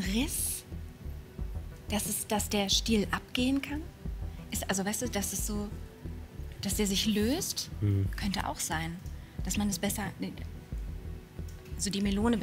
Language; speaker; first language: German; native; German